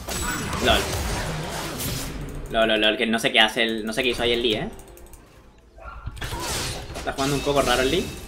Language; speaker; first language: Spanish; native; Spanish